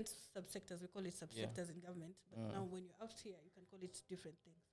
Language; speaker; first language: English; non-native, local second language; Swahili